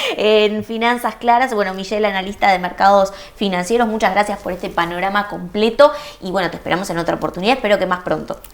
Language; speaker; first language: Spanish; native; Spanish